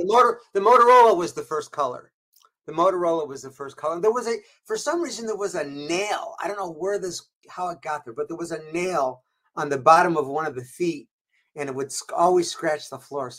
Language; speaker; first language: English; native; English